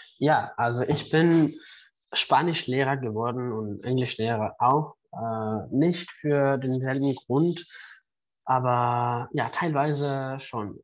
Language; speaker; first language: German; non-native, fluent; Spanish